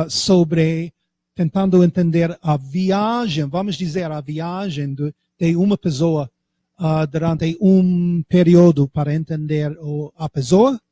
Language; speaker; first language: Portuguese; non-native, fluent; English